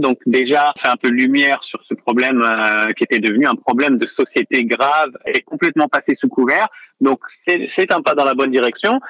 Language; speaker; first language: French; native; French